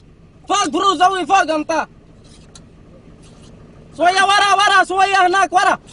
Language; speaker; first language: Arabic; non-native, learner; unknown